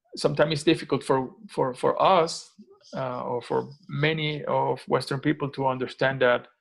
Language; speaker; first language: English; non-native, fluent; Spanish